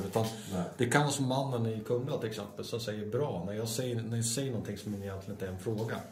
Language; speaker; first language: Swedish; native; Swedish